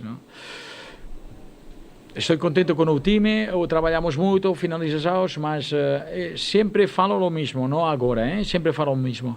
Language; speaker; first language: Portuguese; non-native, fluent; Spanish